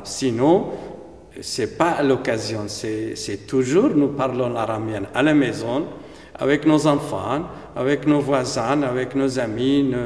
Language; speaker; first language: French; non-native, fluent; Aramaic